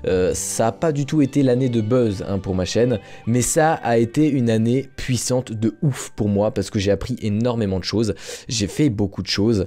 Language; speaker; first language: French; native; French